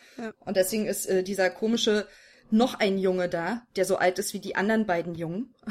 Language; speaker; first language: German; native; German